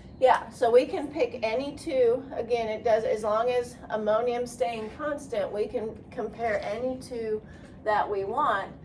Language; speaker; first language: English; native; English